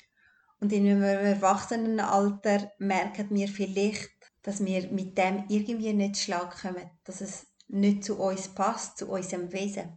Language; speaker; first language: German; early bilingual, other home language; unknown